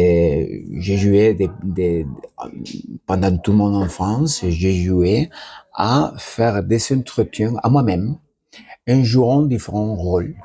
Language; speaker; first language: French; non-native, learner; Spanish